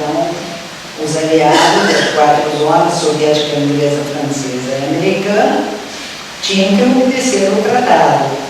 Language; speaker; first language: Portuguese; early bilingual, other home language; Russian